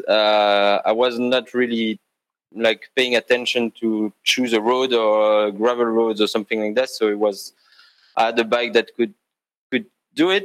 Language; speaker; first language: English; non-native, fluent; French